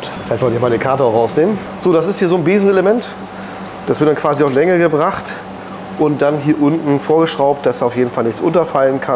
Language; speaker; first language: German; native; German